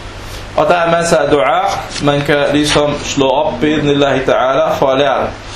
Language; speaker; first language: Danish; non-native, fluent; Arabic